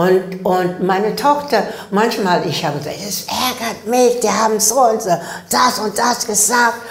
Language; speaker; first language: German; non-native, learner; English